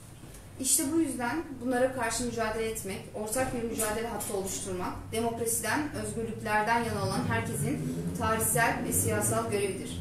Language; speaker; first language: Turkish; native; Turkish